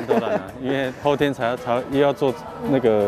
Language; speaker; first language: Chinese; native; Chinese